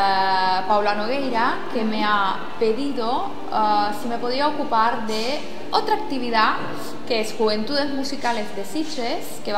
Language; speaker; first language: Spanish; non-native, fluent; Italian